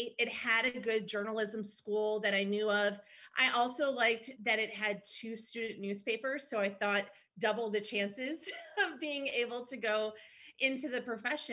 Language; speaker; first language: English; native; English